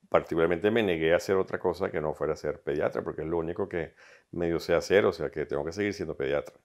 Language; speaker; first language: Spanish; native; Spanish